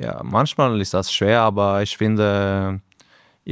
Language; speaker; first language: German; non-native, learner; Norwegian